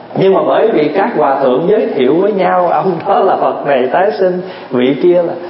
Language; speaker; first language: Vietnamese; native; Vietnamese